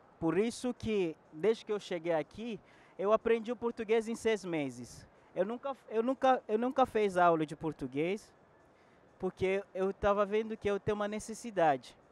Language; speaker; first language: Portuguese; non-native, fluent; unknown